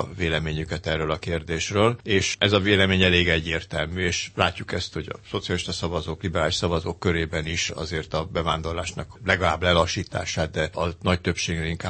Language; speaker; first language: Hungarian; native; Hungarian